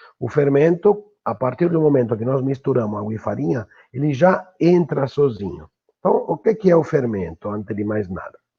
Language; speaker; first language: Portuguese; non-native, fluent; Italian